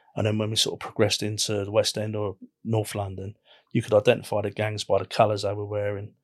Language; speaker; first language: English; native; English